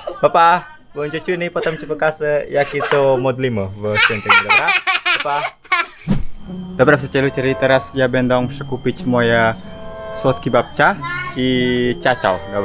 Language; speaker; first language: Polish; non-native, learner; Indonesian